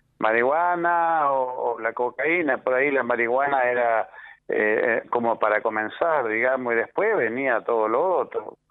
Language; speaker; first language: Spanish; native; Spanish